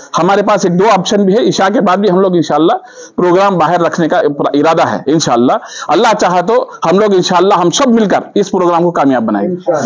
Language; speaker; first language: Urdu; native; Urdu